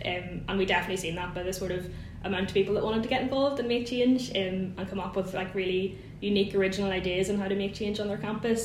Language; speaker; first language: English; native; English